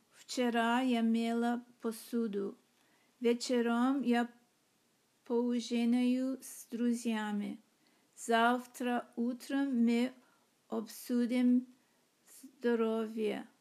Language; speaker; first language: Russian; non-native, learner; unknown